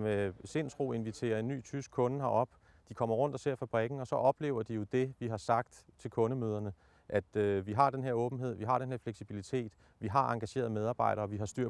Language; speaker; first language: Danish; native; Danish